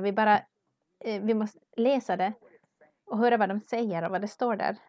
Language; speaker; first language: Swedish; non-native, learner; English